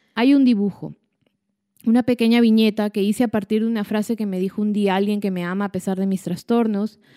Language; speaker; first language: Spanish; native; Spanish